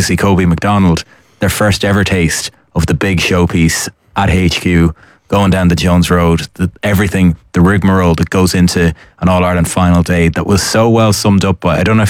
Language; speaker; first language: English; native; English